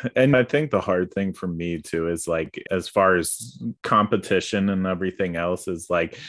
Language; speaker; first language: English; native; English